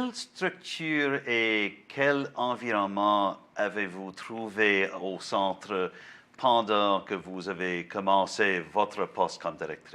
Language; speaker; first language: French; non-native, learner; English